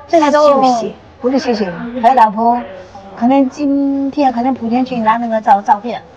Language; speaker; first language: Chinese; native; Chinese